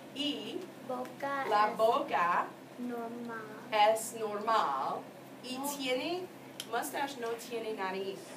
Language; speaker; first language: Spanish; non-native, fluent; English